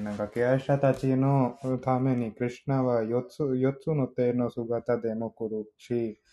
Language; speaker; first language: Japanese; non-native, learner; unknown